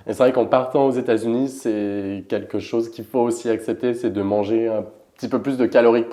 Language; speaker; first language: French; native; French